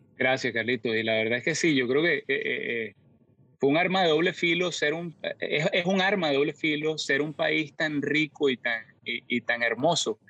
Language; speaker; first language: Spanish; native; Spanish